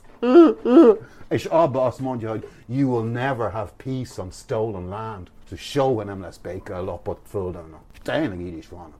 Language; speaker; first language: Hungarian; non-native, fluent; English